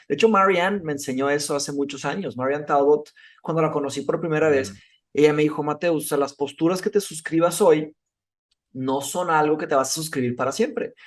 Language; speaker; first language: Spanish; early bilingual, other home language; Portuguese